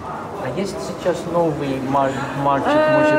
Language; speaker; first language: Russian; non-native, learner; Dutch